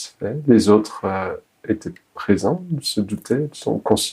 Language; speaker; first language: French; native; French